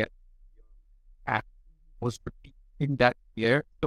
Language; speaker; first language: English; non-native, local second language; Igbo